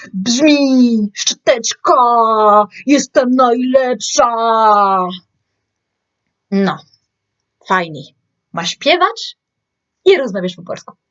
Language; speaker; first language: Polish; non-native, learner; French